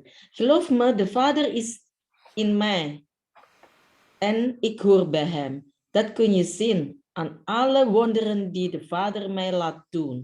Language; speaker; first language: Dutch; non-native, fluent; Indonesian